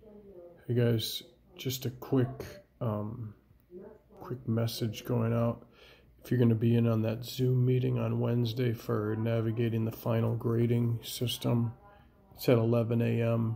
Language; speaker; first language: English; native; English